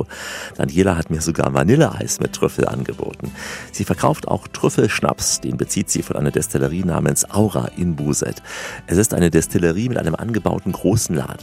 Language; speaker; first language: German; native; German